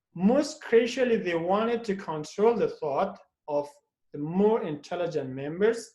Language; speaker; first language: English; non-native, fluent; Persian